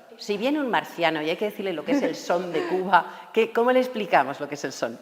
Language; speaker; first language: Spanish; native; Spanish